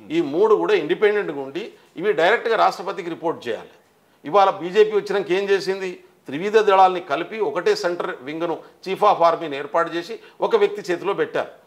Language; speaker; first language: Telugu; non-native, local second language; Lambadi